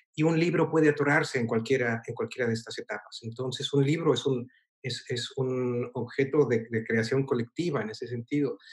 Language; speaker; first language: Spanish; native; Spanish